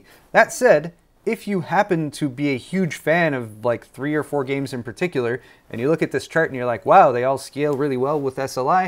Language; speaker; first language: English; native; English